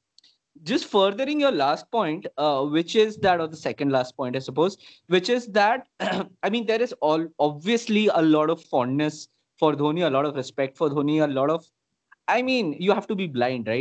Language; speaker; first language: English; non-native, local second language; Hindi